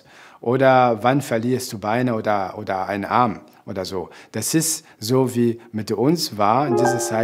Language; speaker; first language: German; non-native, fluent; Portuguese